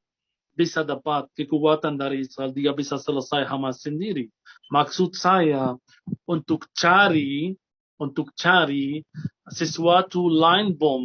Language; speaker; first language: Indonesian; non-native, fluent; Arabic